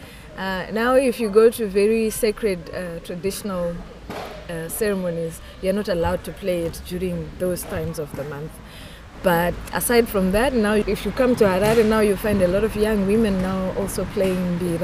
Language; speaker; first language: English; non-native, local second language; Shona